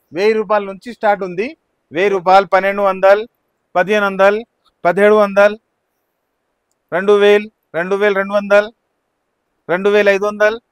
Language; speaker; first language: Telugu; non-native, local second language; Urdu